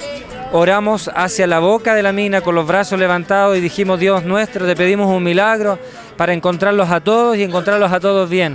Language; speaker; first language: Spanish; native; Spanish